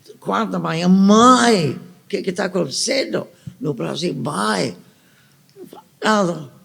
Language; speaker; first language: Portuguese; non-native, fluent; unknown